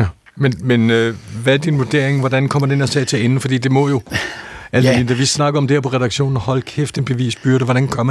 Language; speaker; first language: Danish; native; Danish